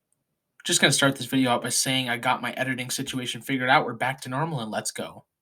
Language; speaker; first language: English; native; English